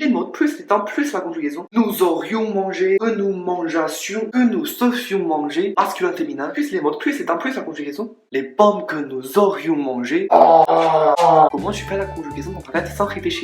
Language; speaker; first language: French; non-native, learner; Chinese